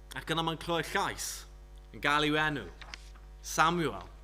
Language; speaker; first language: Welsh; native; Welsh